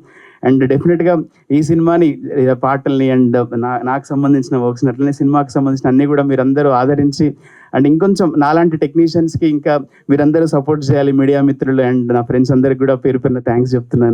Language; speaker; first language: Telugu; native; Telugu